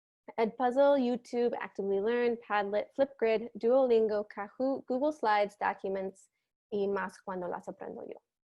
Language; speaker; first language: Spanish; non-native, fluent; English